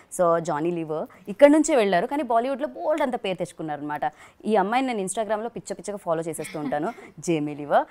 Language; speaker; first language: Telugu; native; Telugu